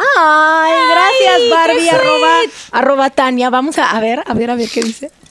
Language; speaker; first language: Spanish; non-native, fluent; Russian